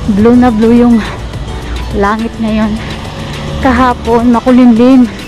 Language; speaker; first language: Filipino; native; Filipino